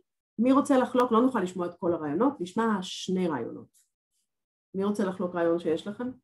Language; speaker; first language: Hebrew; native; Hebrew